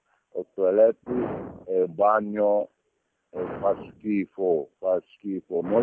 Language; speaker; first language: Italian; non-native, learner; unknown